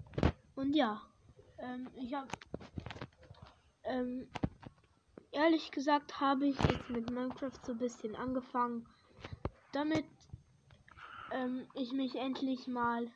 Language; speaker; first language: German; early bilingual, other home language; Hungarian